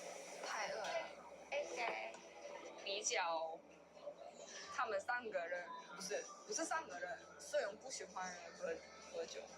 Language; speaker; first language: Chinese; non-native, learner; Korean